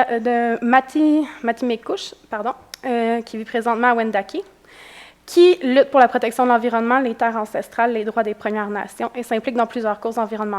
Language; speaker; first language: French; native; French